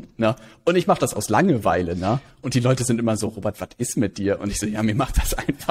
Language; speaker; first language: German; native; German